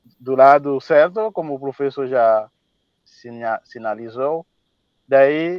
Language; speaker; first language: Portuguese; non-native, fluent; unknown